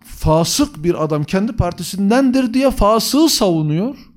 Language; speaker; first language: Turkish; native; Turkish